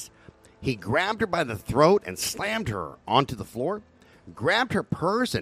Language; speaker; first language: English; native; English